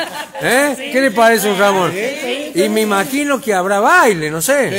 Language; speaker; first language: Spanish; native; Spanish